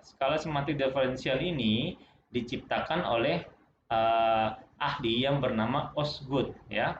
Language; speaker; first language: Indonesian; native; Indonesian